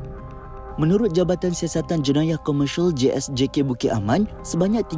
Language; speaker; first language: Malay; native; Malay